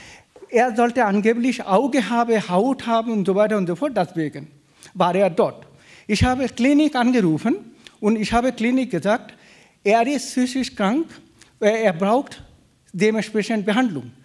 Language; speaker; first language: German; non-native, fluent; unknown